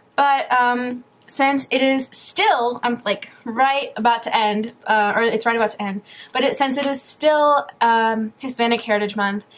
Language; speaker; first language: English; early bilingual, other home language; Spanish